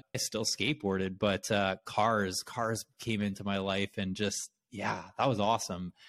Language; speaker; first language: English; native; English